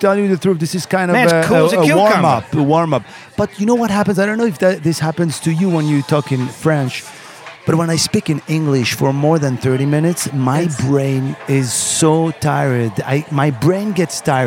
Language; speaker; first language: English; non-native, fluent; Arabic